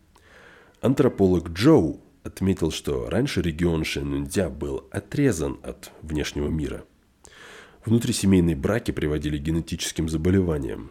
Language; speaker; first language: Russian; native; Russian